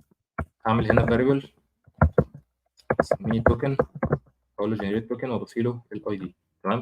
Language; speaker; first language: Arabic; native; Arabic